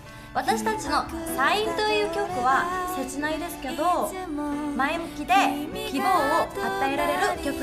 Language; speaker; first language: Japanese; non-native, learner; Korean